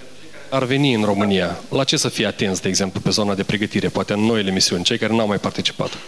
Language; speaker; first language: Romanian; native; Romanian